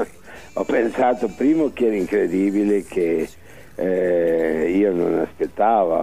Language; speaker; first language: Italian; early bilingual, heritage; Spanish